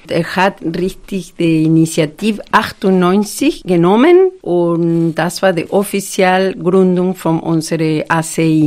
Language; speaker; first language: German; non-native, fluent; Spanish